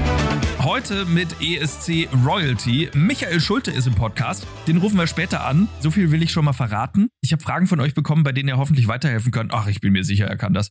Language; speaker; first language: German; native; German